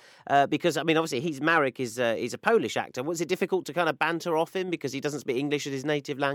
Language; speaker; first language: English; native; English